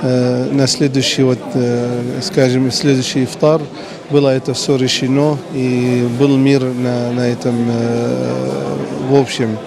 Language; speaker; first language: Russian; non-native, local second language; Kyrgyz